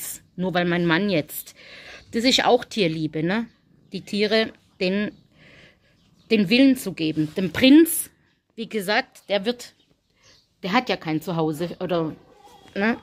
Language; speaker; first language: German; native; German